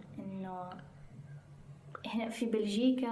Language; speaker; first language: Arabic; non-native, fluent; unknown